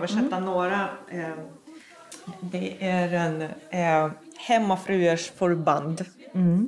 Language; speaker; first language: Swedish; non-native, fluent; Russian